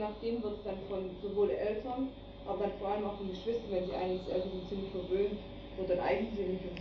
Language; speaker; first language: German; native; German